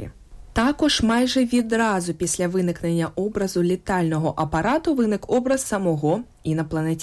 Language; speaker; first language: Ukrainian; native; Ukrainian